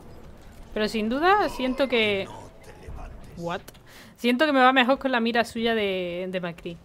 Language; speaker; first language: Spanish; native; Spanish